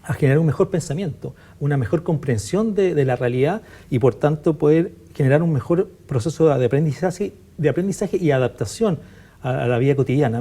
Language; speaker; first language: Spanish; native; Spanish